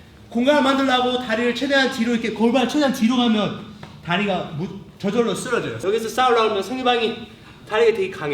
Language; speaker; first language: Korean; early bilingual, heritage; Korean